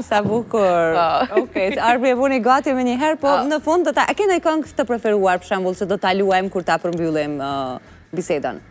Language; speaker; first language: Albanian; native; Albanian